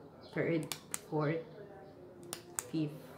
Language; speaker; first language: English; non-native, local second language; Filipino